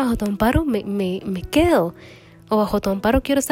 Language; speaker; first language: Spanish; native; Spanish